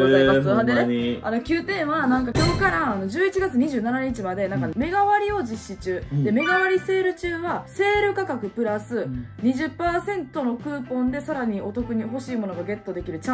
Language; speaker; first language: Japanese; native; Japanese